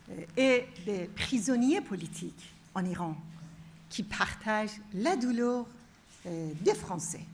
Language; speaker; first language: French; non-native, fluent; Persian